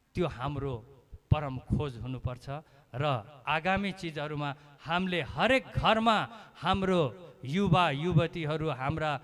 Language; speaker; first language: Nepali; native; Nepali